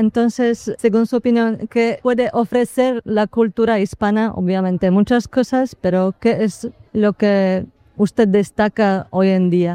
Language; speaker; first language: Spanish; non-native, fluent; Slovak